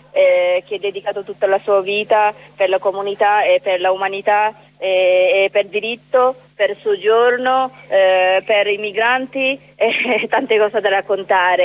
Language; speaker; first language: Italian; non-native, learner; Bangla